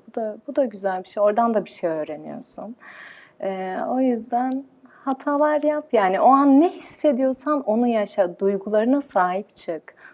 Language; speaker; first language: Turkish; early bilingual, heritage; Turkish